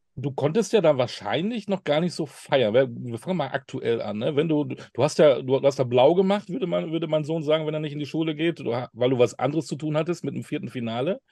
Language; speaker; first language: German; native; German